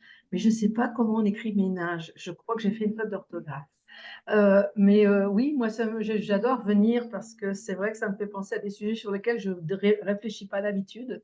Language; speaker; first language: French; native; French